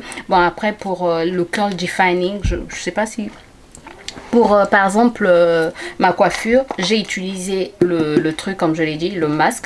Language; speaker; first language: French; native; French